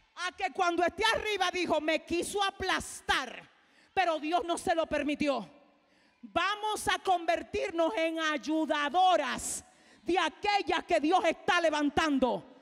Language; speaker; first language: Spanish; native; Spanish